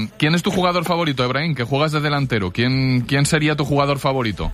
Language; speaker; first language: Spanish; native; Spanish